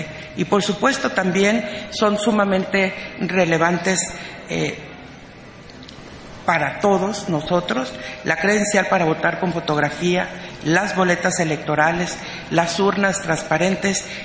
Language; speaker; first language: Spanish; native; Spanish